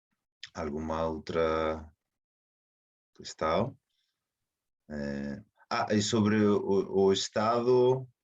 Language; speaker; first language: Portuguese; non-native, fluent; Spanish